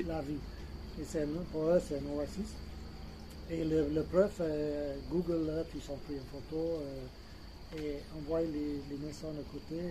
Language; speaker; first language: French; non-native, fluent; English